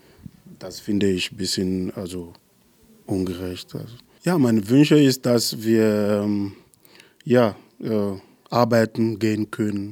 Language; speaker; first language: German; non-native, learner; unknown